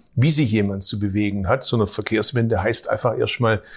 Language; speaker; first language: German; native; German